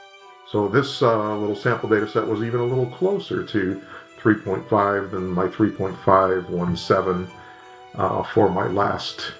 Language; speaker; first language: English; native; English